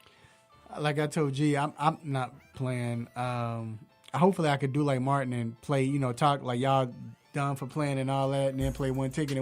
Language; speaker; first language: English; native; English